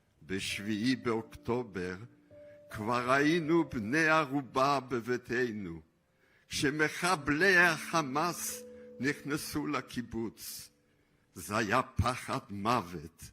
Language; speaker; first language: Hebrew; non-native, fluent; French